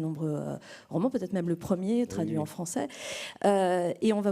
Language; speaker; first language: French; native; French